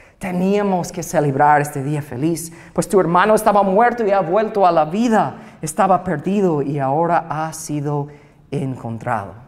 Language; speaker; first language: Spanish; non-native, fluent; English